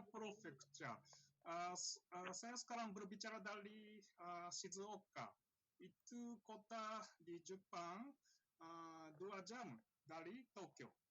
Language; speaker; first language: Indonesian; non-native, learner; Japanese